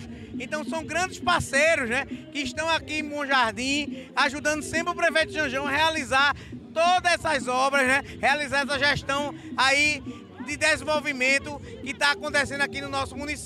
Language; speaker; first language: Portuguese; native; Portuguese